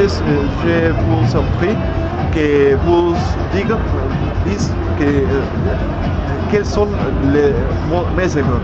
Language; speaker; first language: French; non-native, learner; Spanish